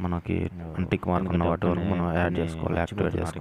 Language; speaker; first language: Telugu; native; Telugu